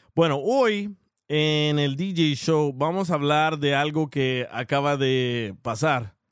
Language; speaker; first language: Spanish; early bilingual, heritage; Spanish